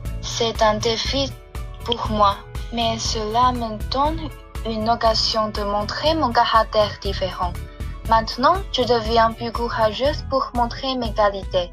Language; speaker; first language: French; non-native, fluent; Chinese